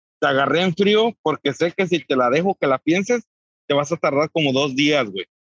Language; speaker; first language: Spanish; native; Spanish